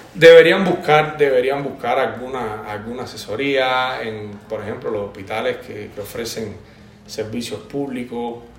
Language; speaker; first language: Spanish; native; Spanish